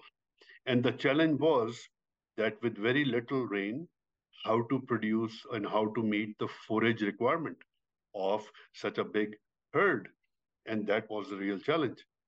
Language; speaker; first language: English; non-native, local second language; Urdu